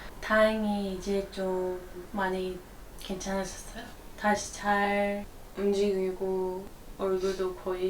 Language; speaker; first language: Korean; non-native, learner; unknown